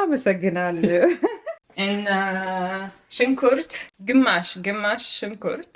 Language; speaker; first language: Amharic; non-native, learner; Arabic